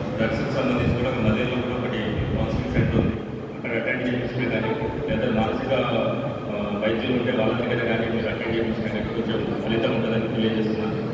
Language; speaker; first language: Telugu; native; Telugu